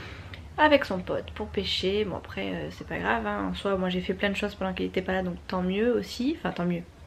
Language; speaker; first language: French; native; French